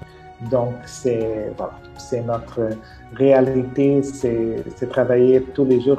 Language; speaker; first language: French; non-native, fluent; Portuguese